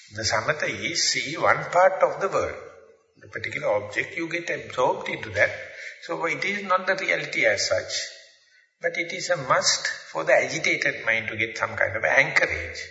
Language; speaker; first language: English; non-native, local second language; Sinhala